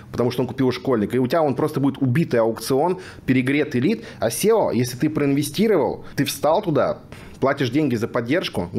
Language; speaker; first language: Russian; native; Russian